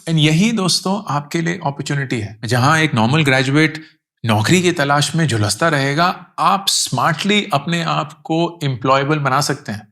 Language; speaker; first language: Hindi; native; Hindi